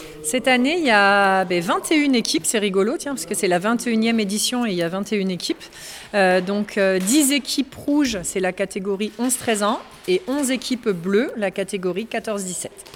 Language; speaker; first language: French; native; French